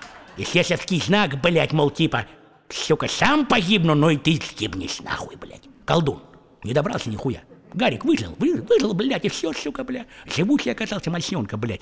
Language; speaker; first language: Russian; native; Russian